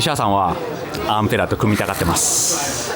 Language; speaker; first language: Japanese; native; Japanese